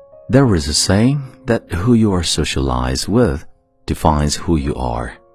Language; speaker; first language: English; non-native, fluent; Chinese